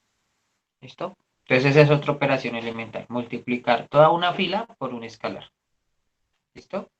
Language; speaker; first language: Spanish; native; Spanish